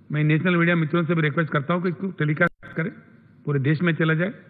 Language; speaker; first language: Hindi; non-native, local second language; Telugu